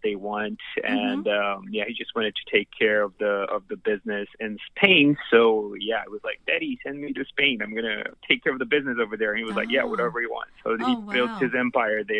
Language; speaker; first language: English; non-native, fluent; Portuguese